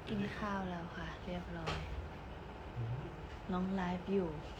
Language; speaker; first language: Thai; native; Thai